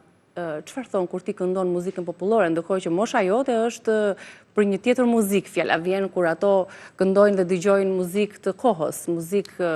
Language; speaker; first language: Albanian; native; Albanian